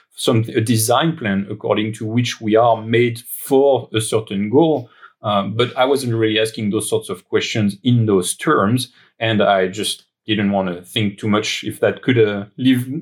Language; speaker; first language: English; non-native, fluent; French